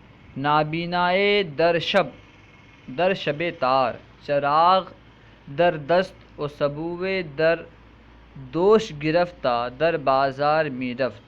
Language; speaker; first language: Persian; non-native, fluent; Urdu